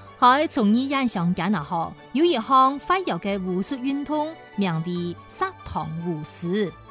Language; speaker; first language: Chinese; non-native, local second language; Cantonese